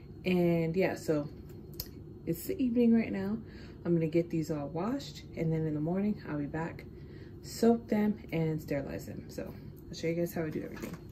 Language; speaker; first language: English; native; English